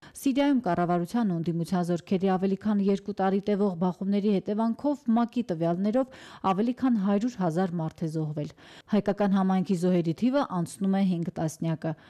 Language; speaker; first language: Armenian; native; Armenian